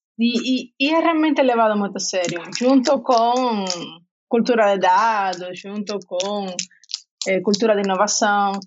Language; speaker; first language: Portuguese; non-native, fluent; Spanish